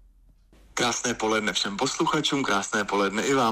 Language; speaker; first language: Czech; native; Czech